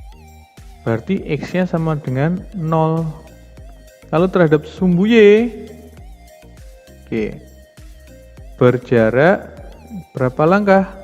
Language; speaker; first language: Indonesian; native; Indonesian